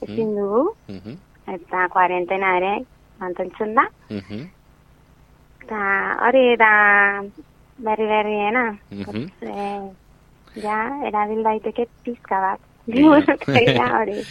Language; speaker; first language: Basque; non-native, local second language; Spanish